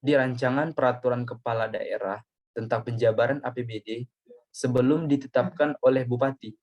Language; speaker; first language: Indonesian; native; Indonesian